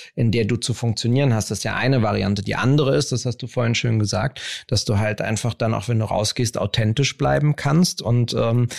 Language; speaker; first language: German; native; German